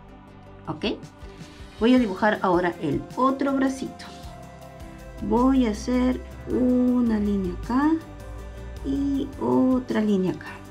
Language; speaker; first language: Spanish; native; Spanish